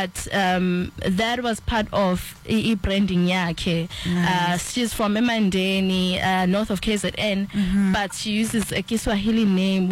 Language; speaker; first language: English; non-native, local second language; Zulu